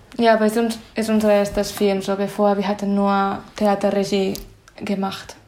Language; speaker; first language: German; non-native, fluent; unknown